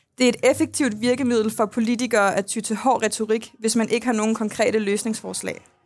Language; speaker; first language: Danish; native; Danish